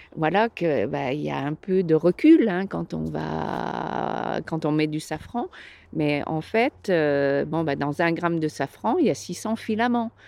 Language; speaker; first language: French; native; French